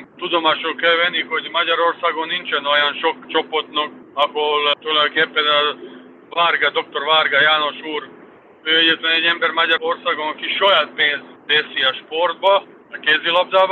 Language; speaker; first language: Hungarian; non-native, fluent; Serbian